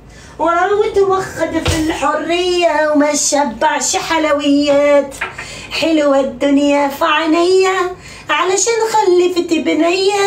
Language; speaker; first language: Arabic; native; Arabic